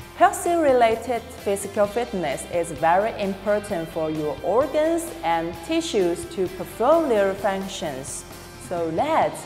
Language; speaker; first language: English; non-native, fluent; Chinese